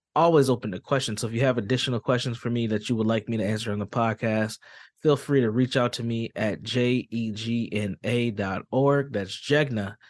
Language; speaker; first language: English; native; English